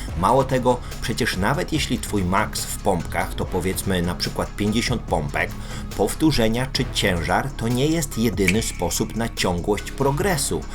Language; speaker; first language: Polish; native; Polish